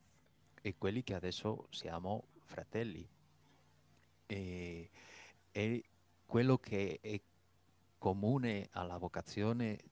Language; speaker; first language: Italian; non-native, fluent; Spanish